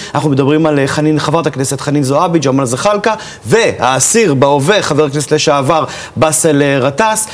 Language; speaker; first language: Hebrew; native; Hebrew